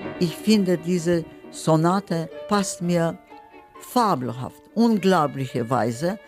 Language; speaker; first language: German; non-native, fluent; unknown